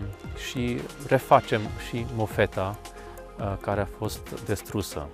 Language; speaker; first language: Romanian; non-native, local second language; Hungarian